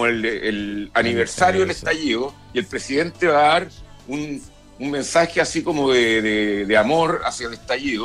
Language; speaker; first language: Spanish; native; Spanish